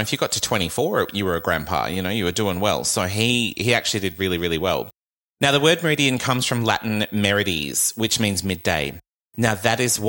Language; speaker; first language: English; native; English